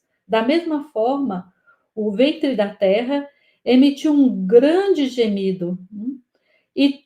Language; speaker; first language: Portuguese; native; Portuguese